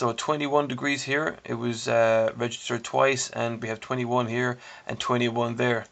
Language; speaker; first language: English; native; English